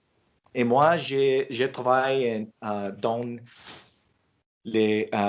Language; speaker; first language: French; non-native, learner; English